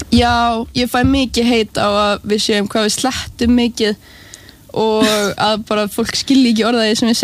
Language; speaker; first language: Icelandic; native; Icelandic